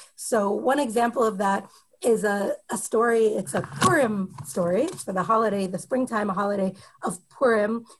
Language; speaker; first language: English; native; English